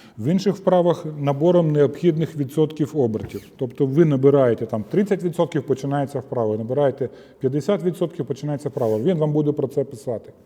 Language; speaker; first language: Ukrainian; non-native, local second language; Russian